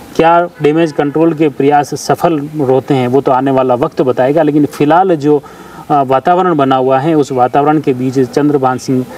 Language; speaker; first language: Hindi; native; Hindi